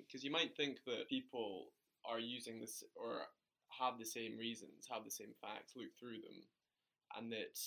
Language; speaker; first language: English; non-native, fluent; German